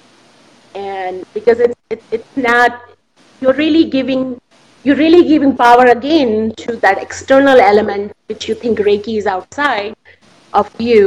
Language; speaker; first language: English; non-native, local second language; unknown